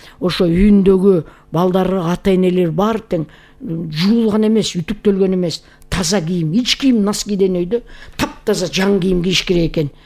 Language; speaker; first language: Kyrgyz; native; Kyrgyz